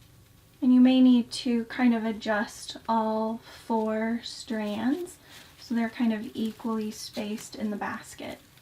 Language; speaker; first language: English; native; English